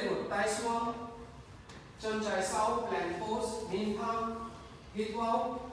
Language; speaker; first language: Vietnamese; non-native, learner; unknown